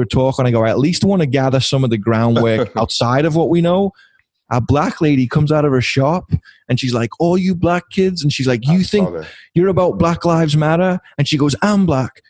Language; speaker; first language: English; native; English